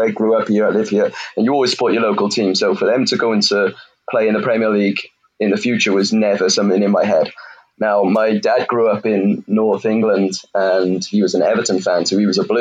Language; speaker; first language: English; native; English